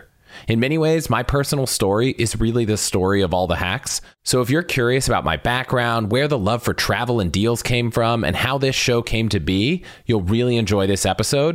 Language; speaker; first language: English; native; English